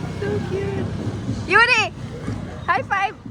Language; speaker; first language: English; non-native, local second language; Filipino